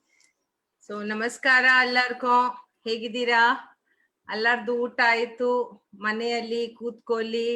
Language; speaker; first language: Kannada; non-native, learner; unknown